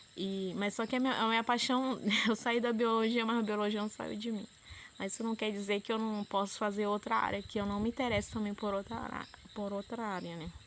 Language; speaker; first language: Portuguese; native; Portuguese